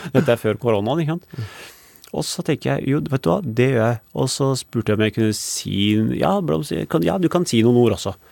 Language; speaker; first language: Norwegian; early bilingual, other home language; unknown